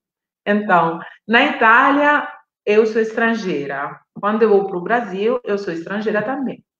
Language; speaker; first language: Portuguese; non-native, fluent; Italian